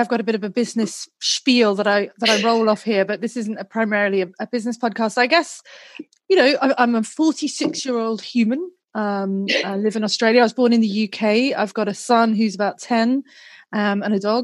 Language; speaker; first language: English; native; English